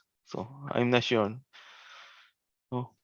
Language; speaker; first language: English; non-native, learner; Korean